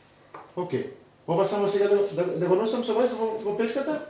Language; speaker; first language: Macedonian; non-native, fluent; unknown